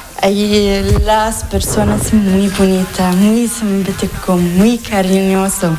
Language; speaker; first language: Spanish; non-native, learner; Arabic